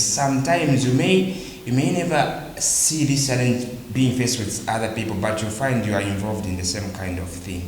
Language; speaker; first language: English; non-native, local second language; Bemba